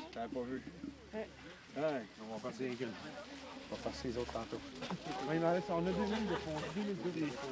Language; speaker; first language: French; native; French